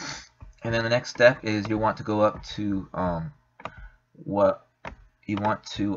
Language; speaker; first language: English; native; English